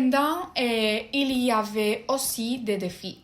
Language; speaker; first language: French; non-native, fluent; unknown